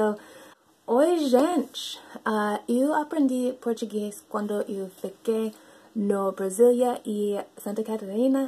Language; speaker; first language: Portuguese; non-native, learner; English